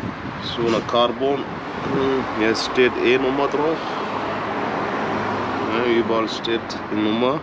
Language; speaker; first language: German; non-native, learner; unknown